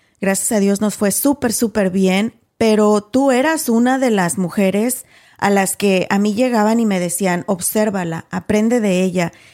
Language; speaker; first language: Spanish; native; Spanish